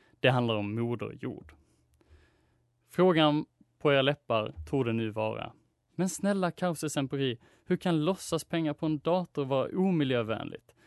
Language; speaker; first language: Swedish; native; Swedish